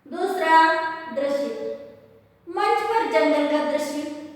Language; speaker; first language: Hindi; non-native, local second language; Kannada